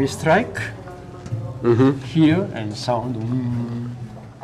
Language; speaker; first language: English; non-native, learner; Korean